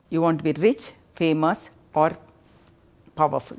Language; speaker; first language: English; non-native, local second language; Telugu